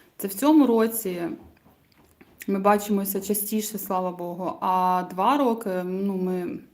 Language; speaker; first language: Ukrainian; non-native, local second language; Russian